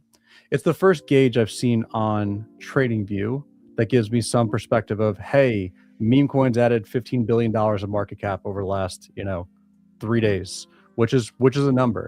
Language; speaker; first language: English; native; English